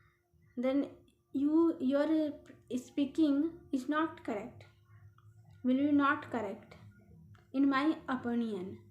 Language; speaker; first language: English; non-native, learner; Hindi